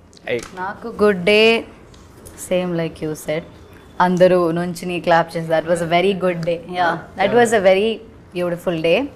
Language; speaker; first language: Telugu; non-native, fluent; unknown